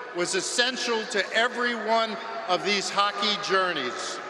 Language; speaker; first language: English; native; English